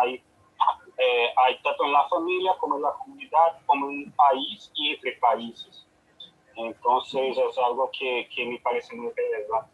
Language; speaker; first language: Spanish; non-native, fluent; Portuguese